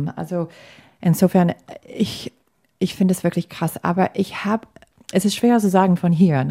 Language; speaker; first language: German; non-native, fluent; English